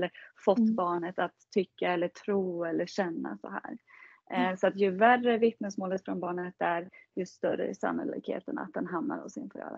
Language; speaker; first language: Swedish; native; Swedish